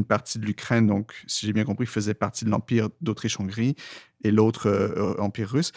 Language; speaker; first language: French; native; French